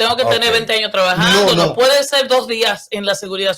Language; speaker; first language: Spanish; native; Spanish